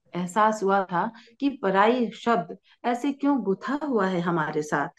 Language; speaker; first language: Hindi; native; Hindi